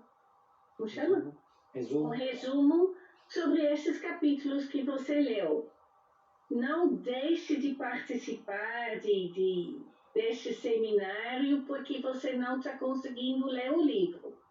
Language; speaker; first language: Portuguese; non-native, fluent; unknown